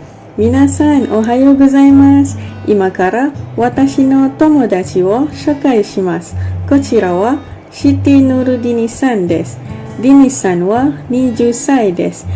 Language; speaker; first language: Japanese; non-native, learner; Malay